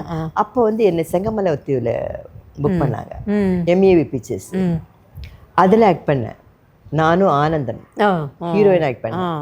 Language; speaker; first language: Tamil; non-native, local second language; Telugu